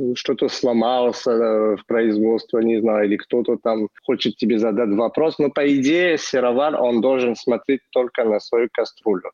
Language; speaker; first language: Russian; non-native, fluent; French